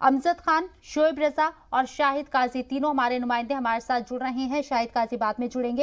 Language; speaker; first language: Hindi; native; Hindi